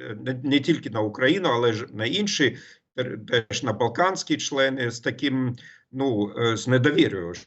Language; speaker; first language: Ukrainian; non-native, fluent; German